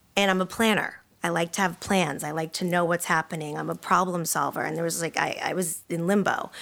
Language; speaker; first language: English; native; English